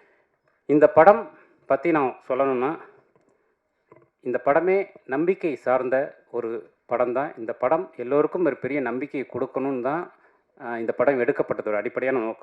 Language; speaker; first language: Tamil; native; Tamil